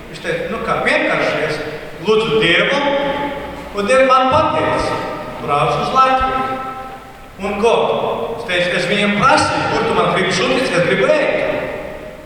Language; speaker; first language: Latvian; non-native, learner; Portuguese